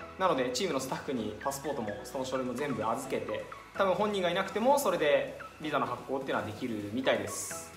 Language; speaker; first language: Japanese; native; Japanese